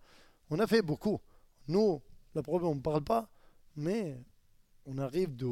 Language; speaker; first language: French; non-native, learner; Arabic